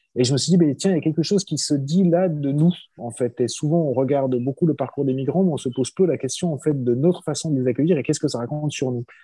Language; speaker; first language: French; native; French